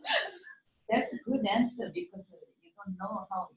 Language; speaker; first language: English; non-native, learner; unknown